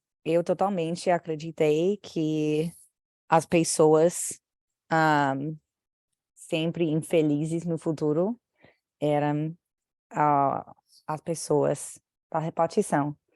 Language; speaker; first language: Portuguese; non-native, fluent; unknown